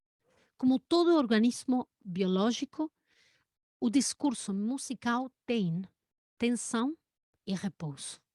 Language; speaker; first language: Portuguese; non-native, learner; Spanish